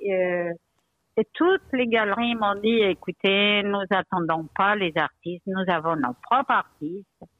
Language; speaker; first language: French; non-native, fluent; Spanish